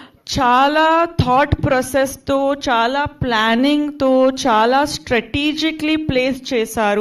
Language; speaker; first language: Telugu; non-native, fluent; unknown